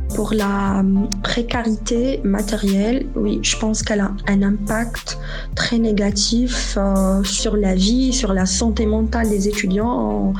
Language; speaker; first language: French; non-native, local second language; Arabic